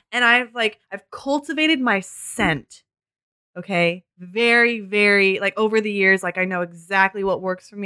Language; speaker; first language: English; early bilingual, other home language; French